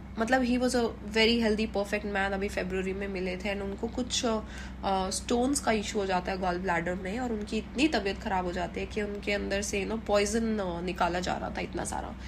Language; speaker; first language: Hindi; native; Hindi